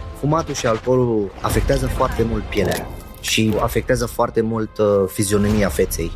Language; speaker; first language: Romanian; non-native, fluent; Arabic